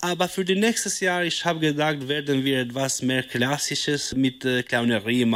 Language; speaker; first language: German; non-native, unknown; Albanian